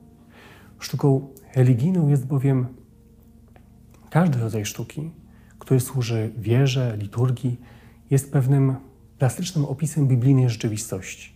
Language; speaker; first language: Polish; native; Polish